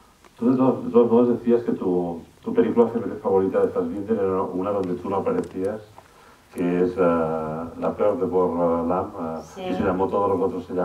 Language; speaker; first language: Spanish; native; Spanish